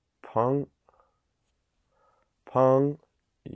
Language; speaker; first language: Chinese; non-native, learner; English